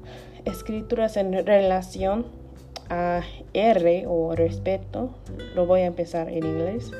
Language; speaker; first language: Spanish; non-native, learner; English